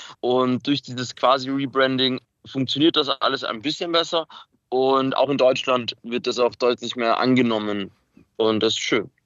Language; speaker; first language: German; early bilingual, other home language; Macedonian